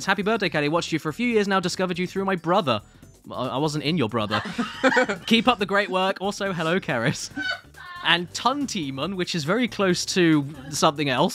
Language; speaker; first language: English; native; English